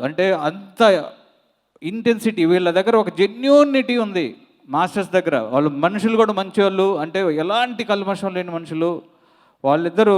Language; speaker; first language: Telugu; native; Telugu